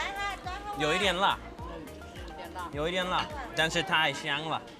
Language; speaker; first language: Chinese; non-native, learner; English